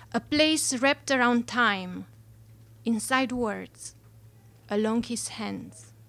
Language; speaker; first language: English; non-native, fluent; Romanian